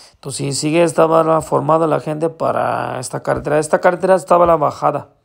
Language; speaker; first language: Spanish; non-native, learner; Urdu